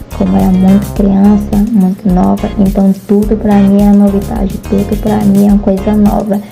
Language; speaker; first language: Portuguese; early bilingual, other home language; Chinese